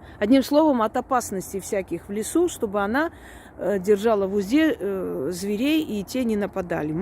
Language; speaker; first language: Russian; non-native, local second language; Armenian